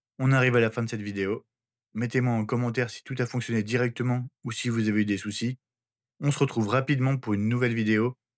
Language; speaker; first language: French; native; French